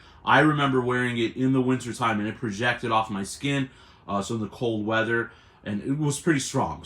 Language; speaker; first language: English; native; English